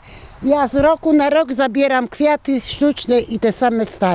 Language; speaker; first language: Polish; native; Polish